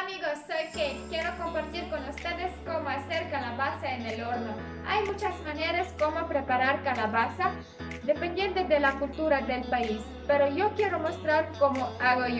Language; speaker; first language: Spanish; non-native, learner; Polish